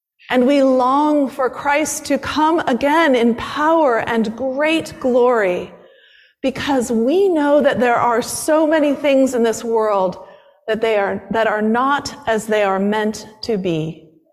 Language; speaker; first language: English; native; English